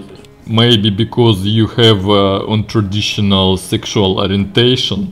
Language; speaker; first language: English; non-native, learner; Russian